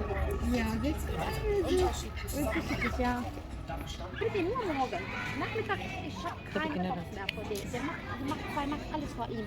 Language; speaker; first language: German; non-native, learner; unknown